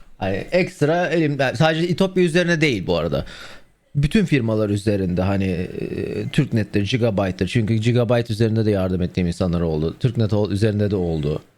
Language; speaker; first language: Turkish; native; Turkish